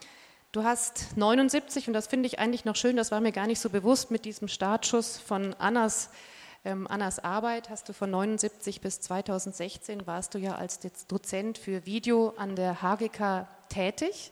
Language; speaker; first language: German; native; German